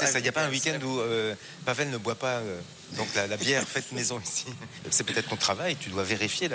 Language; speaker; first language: French; native; French